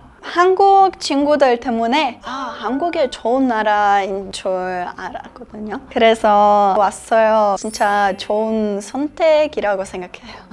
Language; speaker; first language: Korean; non-native, learner; Serbian